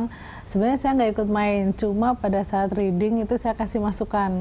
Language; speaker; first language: Indonesian; native; Indonesian